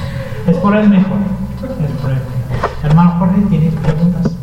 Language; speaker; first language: Spanish; non-native, learner; English